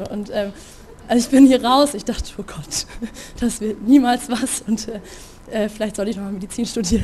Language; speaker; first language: German; native; German